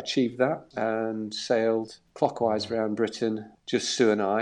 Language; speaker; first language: English; native; English